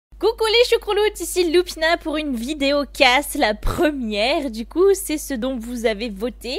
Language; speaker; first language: French; native; French